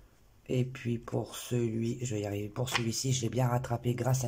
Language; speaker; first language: French; native; French